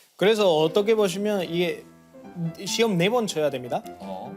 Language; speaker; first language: Korean; non-native, fluent; Spanish